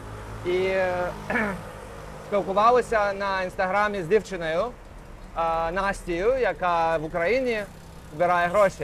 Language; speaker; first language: Ukrainian; non-native, local second language; Russian